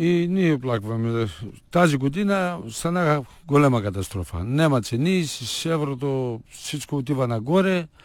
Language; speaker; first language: Bulgarian; non-native, learner; Greek